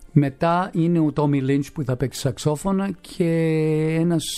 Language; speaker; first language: Greek; non-native, fluent; English